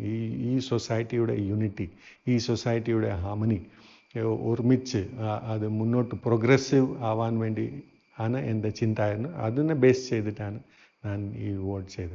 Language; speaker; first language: Malayalam; non-native, fluent; Hindi